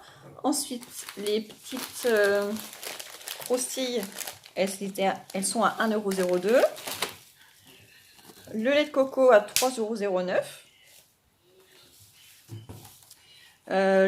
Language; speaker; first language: French; native; French